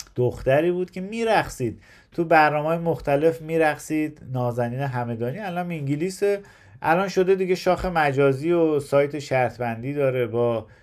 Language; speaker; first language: Persian; native; Persian